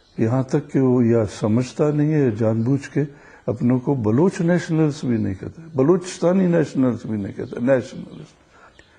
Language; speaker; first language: Urdu; non-native, local second language; Baluchi